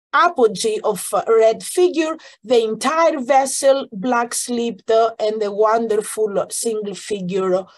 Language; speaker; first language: English; non-native, fluent; Greek